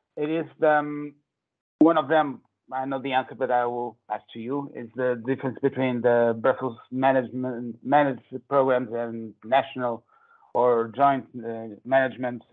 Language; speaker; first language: English; non-native, fluent; Portuguese